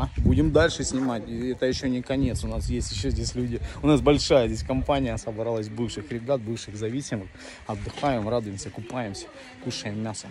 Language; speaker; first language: Russian; native; Russian